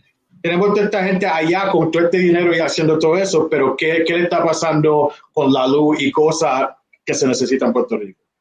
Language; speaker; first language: Spanish; early bilingual, heritage; Spanish